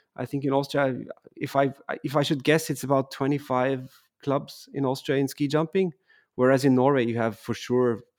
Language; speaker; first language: English; non-native, fluent; German